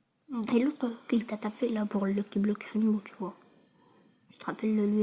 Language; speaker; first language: French; native; French